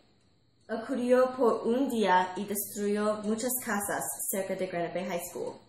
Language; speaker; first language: Spanish; non-native, learner; English